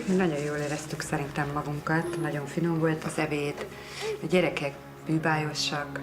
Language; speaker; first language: Hungarian; early bilingual, heritage; Hungarian